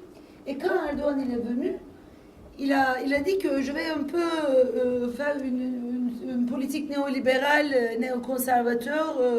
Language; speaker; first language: French; non-native, fluent; Turkish